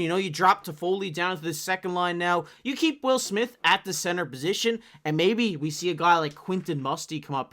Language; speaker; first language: English; native; English